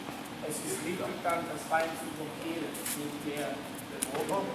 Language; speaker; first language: German; non-native, fluent; Croatian